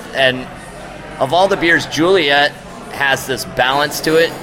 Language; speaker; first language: English; native; English